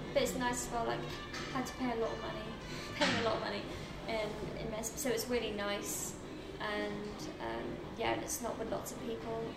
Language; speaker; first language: English; native; English